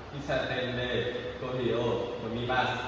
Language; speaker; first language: Japanese; non-native, learner; Vietnamese